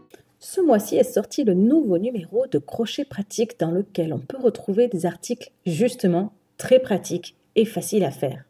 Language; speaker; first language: French; native; French